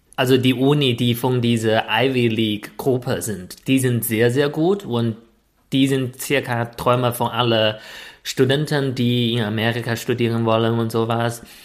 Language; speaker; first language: German; non-native, fluent; Chinese